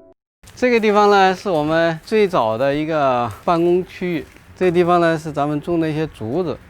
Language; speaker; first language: Chinese; native; Chinese